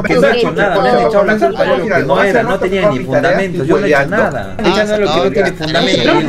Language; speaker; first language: Spanish; native; Spanish